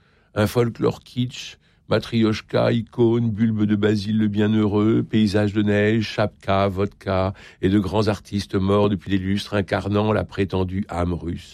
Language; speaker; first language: French; native; French